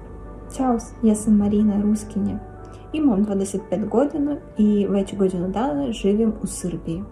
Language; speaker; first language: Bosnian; non-native, learner; Russian